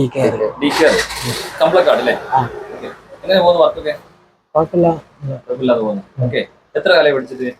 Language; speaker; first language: Malayalam; native; Malayalam